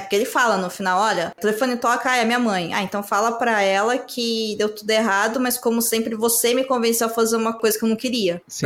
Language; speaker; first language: Portuguese; native; Portuguese